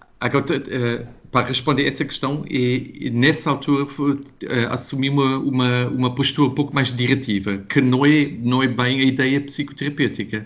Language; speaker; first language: Portuguese; non-native, fluent; German